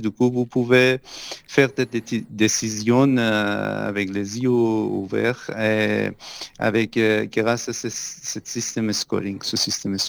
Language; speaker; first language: French; non-native, fluent; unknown